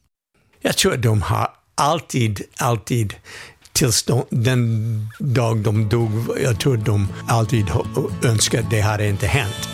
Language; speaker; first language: Swedish; non-native, fluent; English